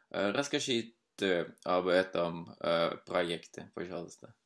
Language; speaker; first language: Russian; non-native, fluent; Norwegian